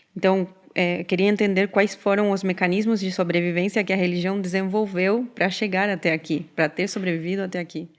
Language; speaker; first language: Portuguese; non-native, fluent; Spanish